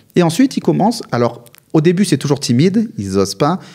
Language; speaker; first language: French; native; French